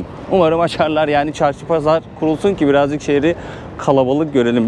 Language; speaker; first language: Turkish; native; Turkish